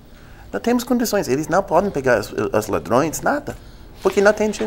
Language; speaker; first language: Portuguese; non-native, fluent; English